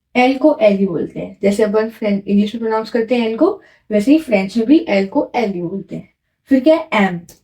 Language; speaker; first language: Hindi; native; Hindi